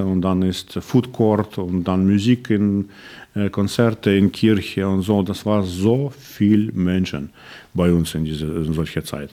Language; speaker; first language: German; non-native, learner; Russian